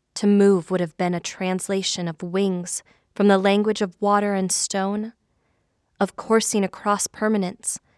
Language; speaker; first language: English; native; English